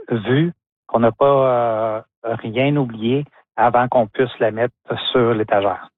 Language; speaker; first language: French; native; French